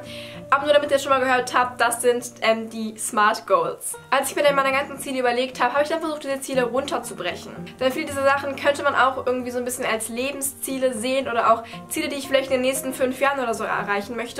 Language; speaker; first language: German; native; German